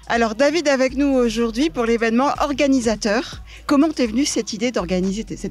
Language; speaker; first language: French; native; French